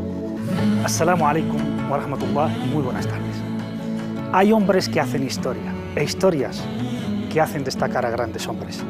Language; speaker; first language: Spanish; native; Spanish